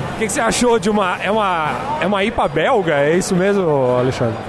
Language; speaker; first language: Portuguese; native; Portuguese